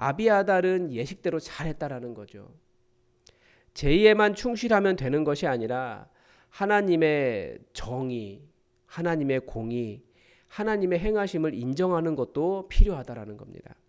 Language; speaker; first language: Korean; native; Korean